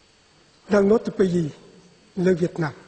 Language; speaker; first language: French; non-native, fluent; Vietnamese